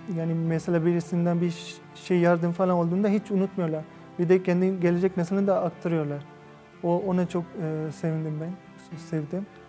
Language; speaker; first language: Turkish; non-native, learner; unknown